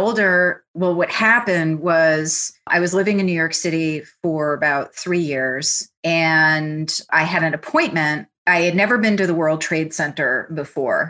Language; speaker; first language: English; early bilingual, other home language; Italian